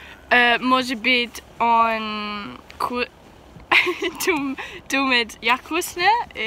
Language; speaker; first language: Russian; non-native, learner; English